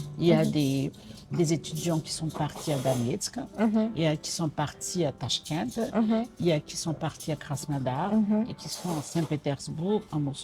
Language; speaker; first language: French; non-native, local second language; Malagasy